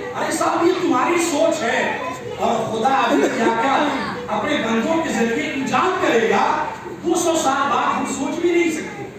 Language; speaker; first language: Urdu; native; Urdu